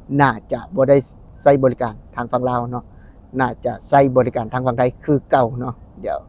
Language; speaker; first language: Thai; non-native, local second language; Lao